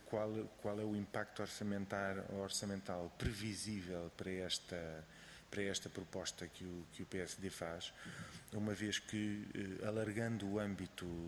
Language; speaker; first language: Portuguese; native; Portuguese